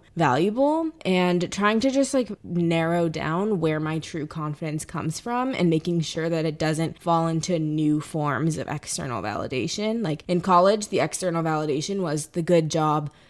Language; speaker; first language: English; native; English